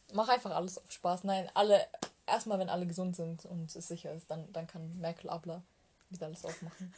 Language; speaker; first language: German; early bilingual, other home language; Turkish